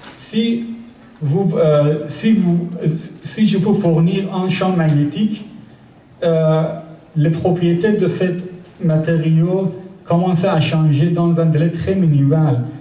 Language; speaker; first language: French; non-native, learner; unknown